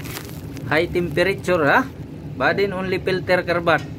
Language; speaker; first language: English; non-native, learner; Filipino